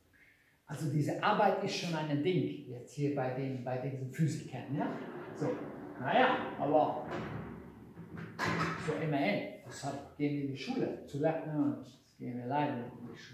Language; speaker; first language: German; non-native, fluent; Hungarian